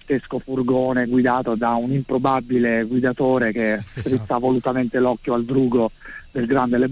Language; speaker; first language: Italian; native; Italian